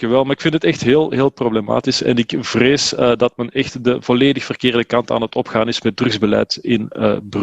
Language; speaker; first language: Dutch; native; Dutch